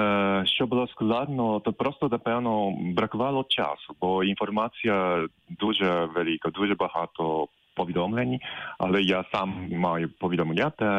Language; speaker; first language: Ukrainian; non-native, fluent; Japanese